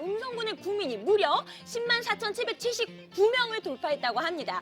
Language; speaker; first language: Korean; native; Korean